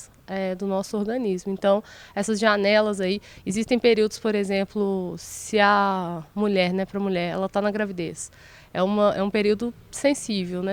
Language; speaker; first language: Portuguese; native; Portuguese